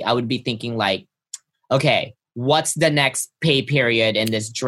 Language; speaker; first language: English; non-native, local second language; Filipino